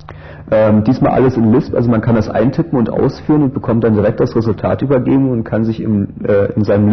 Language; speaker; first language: German; native; German